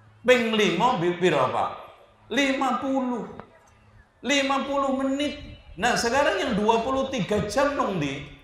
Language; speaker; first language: Indonesian; native; Indonesian